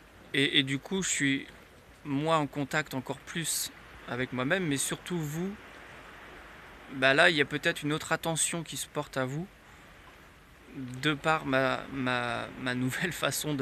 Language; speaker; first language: French; native; French